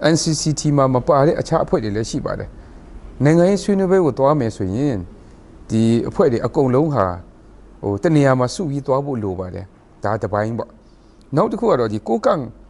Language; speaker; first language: Burmese; non-native, local second language; Kachin